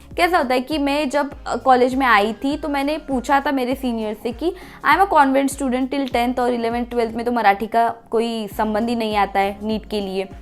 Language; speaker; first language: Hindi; non-native, local second language; Marathi